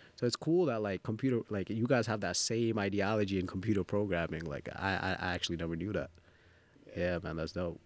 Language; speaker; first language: English; early bilingual, other home language; Bangla